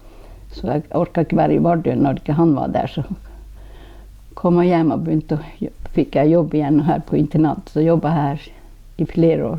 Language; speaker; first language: Norwegian; non-native, local second language; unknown